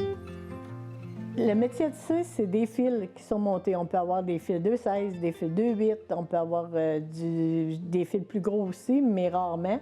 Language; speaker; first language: French; native; French